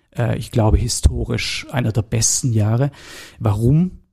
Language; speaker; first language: German; native; German